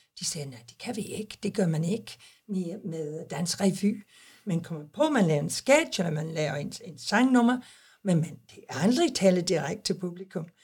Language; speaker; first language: Danish; non-native, fluent; English